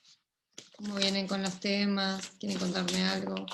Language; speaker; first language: Spanish; native; Spanish